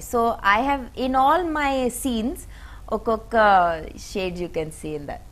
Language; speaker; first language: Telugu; non-native, learner; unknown